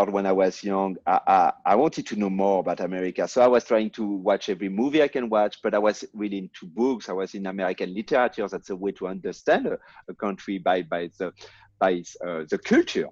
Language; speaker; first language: English; non-native, fluent; French